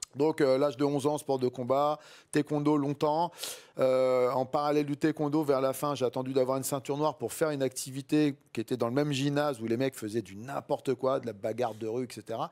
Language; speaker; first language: French; native; French